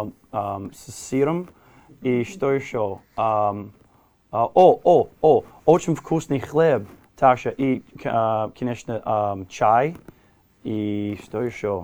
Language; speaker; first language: Russian; non-native, fluent; English